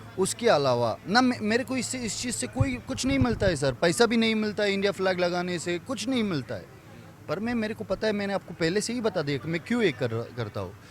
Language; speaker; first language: Hindi; non-native, fluent; Persian